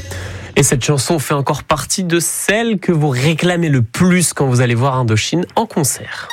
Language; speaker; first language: French; native; French